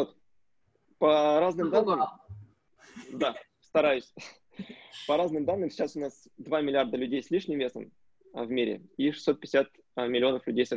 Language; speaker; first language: Russian; native; Russian